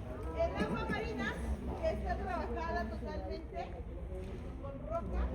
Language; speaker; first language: Spanish; native; Spanish